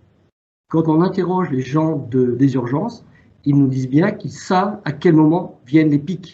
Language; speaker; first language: French; native; French